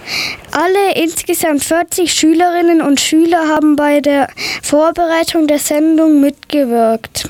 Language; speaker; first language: German; native; German